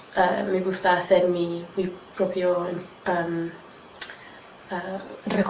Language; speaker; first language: Spanish; non-native, learner; English